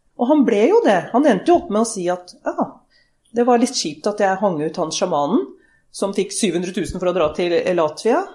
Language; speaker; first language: Norwegian; early bilingual, other home language; Urdu